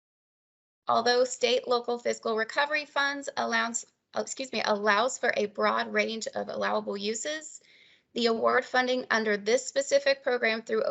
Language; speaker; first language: English; native; English